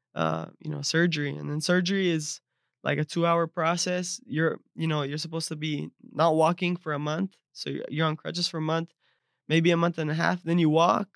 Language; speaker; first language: English; early bilingual, other home language; Spanish